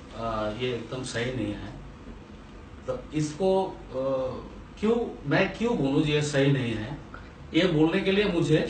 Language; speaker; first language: Hindi; non-native, local second language; Bangla